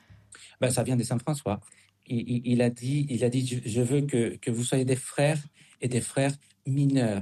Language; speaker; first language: French; non-native, fluent; Spanish